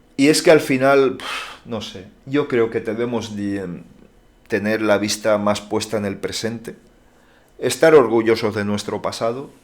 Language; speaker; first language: Spanish; non-native, local second language; Catalan